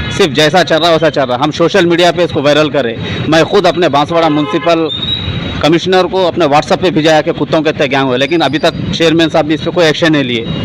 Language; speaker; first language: Hindi; non-native, local second language; Urdu